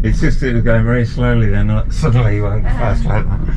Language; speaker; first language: English; native; English